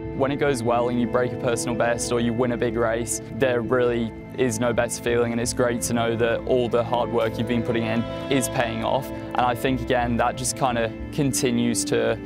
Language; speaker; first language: English; native; English